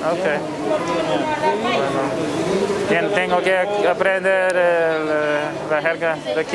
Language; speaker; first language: Spanish; non-native, learner; English